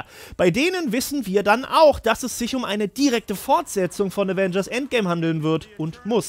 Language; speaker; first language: German; native; German